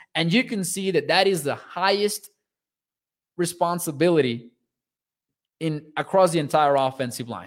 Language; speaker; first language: English; non-native, fluent; Spanish